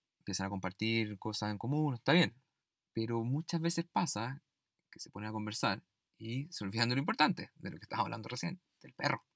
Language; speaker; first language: Spanish; native; Spanish